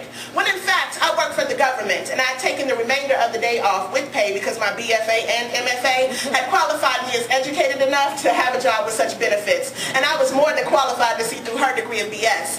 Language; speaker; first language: English; native; English